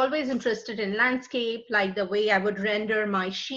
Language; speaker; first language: English; non-native, local second language; Hindi